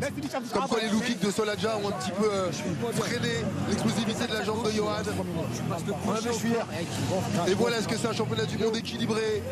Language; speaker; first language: French; native; French